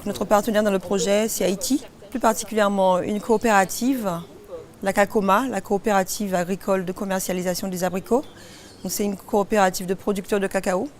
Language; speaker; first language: French; native; French